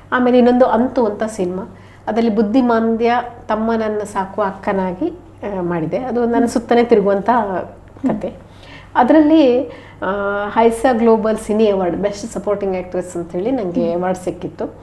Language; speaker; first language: Kannada; non-native, local second language; Konkani